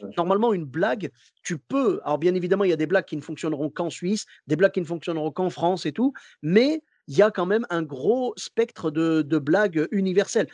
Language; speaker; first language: French; native; French